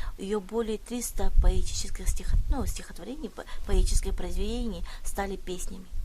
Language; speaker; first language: Russian; non-native, local second language; Yakut